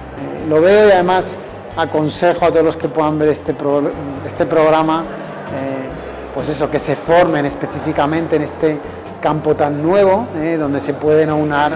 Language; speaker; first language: Spanish; native; Spanish